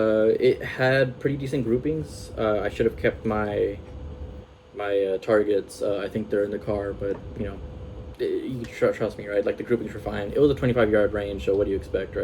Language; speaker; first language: English; native; English